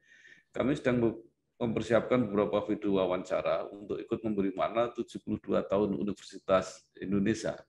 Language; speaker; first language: Indonesian; native; Indonesian